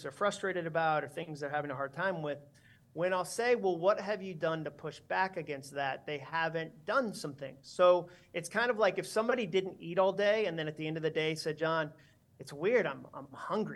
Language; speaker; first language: English; native; English